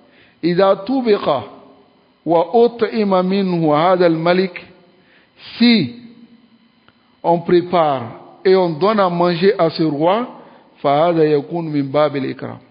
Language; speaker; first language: Arabic; non-native, fluent; French